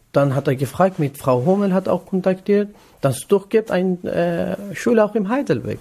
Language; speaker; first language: German; non-native, learner; Kurdish